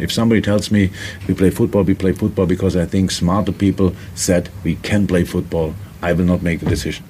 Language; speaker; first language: English; non-native, fluent; German